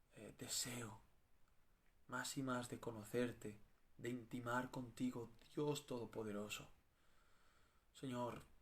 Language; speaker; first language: Spanish; native; Spanish